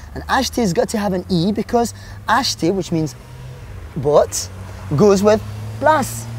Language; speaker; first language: English; non-native, fluent; French